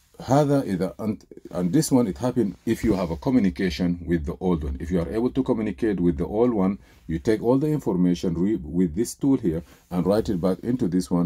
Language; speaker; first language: English; non-native, fluent; Arabic